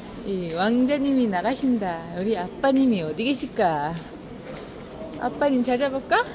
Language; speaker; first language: Korean; non-native, fluent; Kazakh